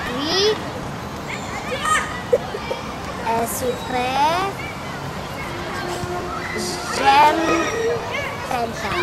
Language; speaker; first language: French; non-native, learner; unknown